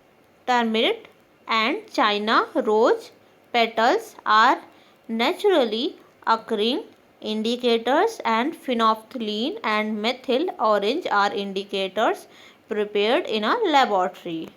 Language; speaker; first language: English; non-native, local second language; Hindi